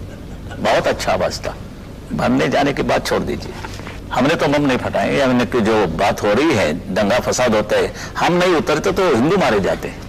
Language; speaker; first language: Hindi; non-native, local second language; Marathi